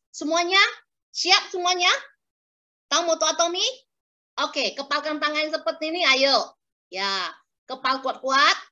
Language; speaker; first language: Indonesian; native; Indonesian